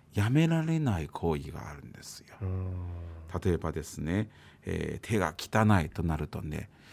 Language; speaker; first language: Japanese; native; Japanese